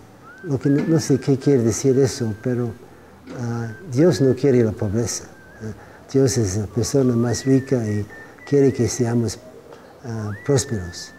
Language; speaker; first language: Spanish; non-native, fluent; English